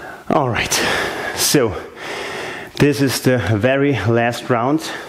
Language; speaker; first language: English; non-native, fluent; German